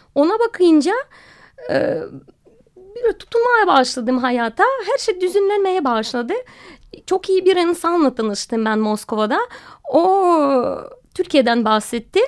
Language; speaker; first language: Turkish; non-native, fluent; Russian